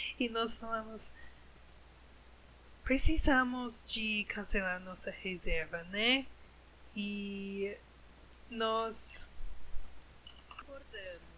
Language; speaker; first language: Portuguese; non-native, learner; English